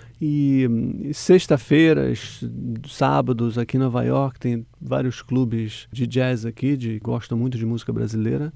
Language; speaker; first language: Portuguese; native; Portuguese